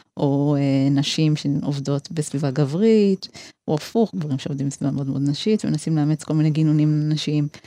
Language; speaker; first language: Hebrew; early bilingual, other home language; Amharic